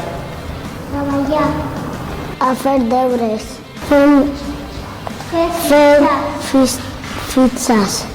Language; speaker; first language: Catalan; non-native, local second language; Spanish